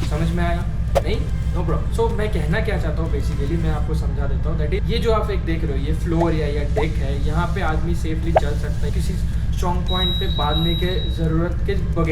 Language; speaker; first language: Hindi; native; Hindi